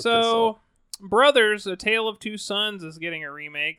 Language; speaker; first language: English; native; English